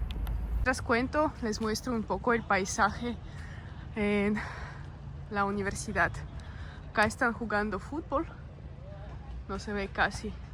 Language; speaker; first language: Spanish; non-native, fluent; Russian